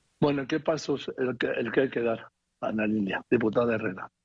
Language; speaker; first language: Spanish; native; Spanish